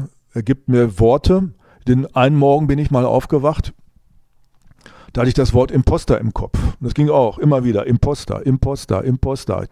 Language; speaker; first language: German; native; German